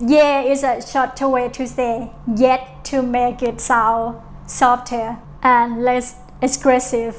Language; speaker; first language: English; non-native, fluent; Thai